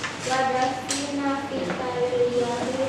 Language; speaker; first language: Arabic; non-native, learner; Indonesian